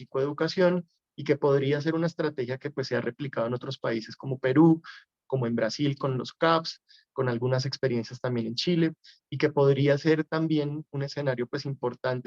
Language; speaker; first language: Spanish; native; Spanish